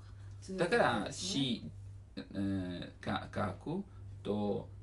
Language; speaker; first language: Japanese; non-native, learner; Italian